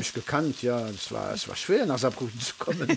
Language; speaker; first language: German; early bilingual, heritage; French